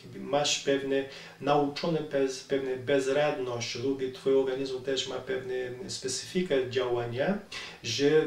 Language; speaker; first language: Polish; non-native, learner; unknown